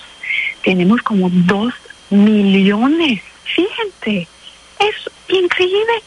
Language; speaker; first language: Spanish; non-native, fluent; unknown